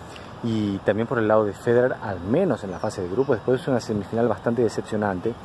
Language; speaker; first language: Spanish; native; Spanish